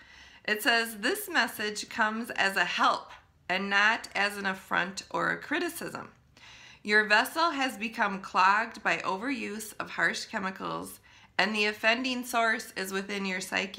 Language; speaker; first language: English; native; English